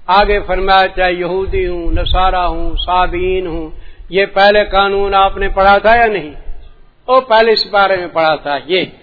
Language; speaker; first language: Urdu; non-native, local second language; Saraiki